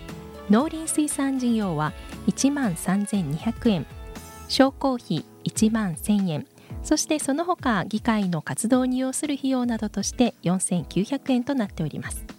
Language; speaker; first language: Japanese; native; Japanese